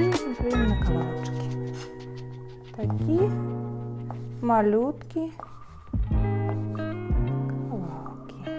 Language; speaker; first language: Polish; non-native, fluent; Ukrainian